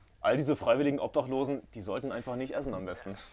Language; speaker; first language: German; native; German